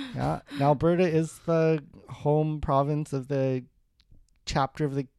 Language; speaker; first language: English; native; English